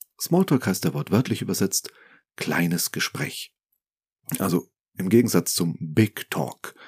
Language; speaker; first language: German; native; German